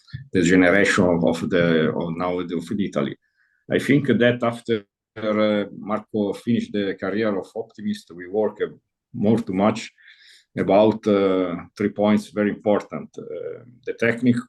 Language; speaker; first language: English; non-native, learner; Italian